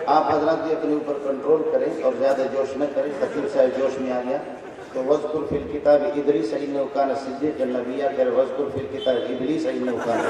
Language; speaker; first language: Urdu; non-native, local second language; Brahui